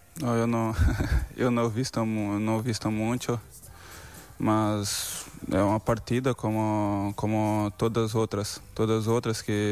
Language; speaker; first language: Spanish; non-native, learner; Portuguese